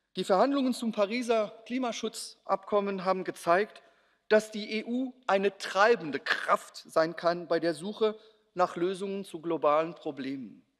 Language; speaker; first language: German; non-native, local second language; Luxembourgish